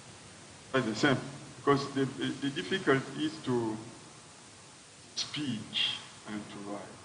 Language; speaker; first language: English; non-native, learner; French